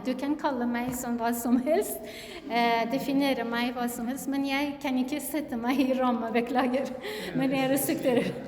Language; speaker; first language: Norwegian; non-native, learner; Kurdish